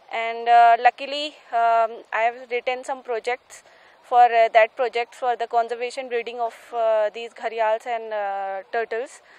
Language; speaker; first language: Hindi; native; Hindi